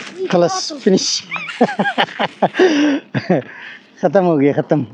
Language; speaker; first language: Hindi; non-native, learner; Bangla